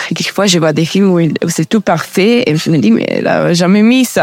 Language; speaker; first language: French; non-native, learner; Italian